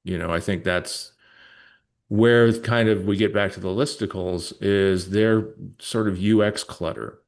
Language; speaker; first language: English; native; English